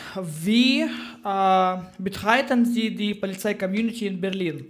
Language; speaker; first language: German; non-native, learner; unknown